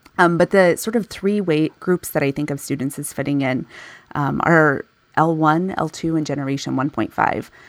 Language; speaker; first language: English; native; English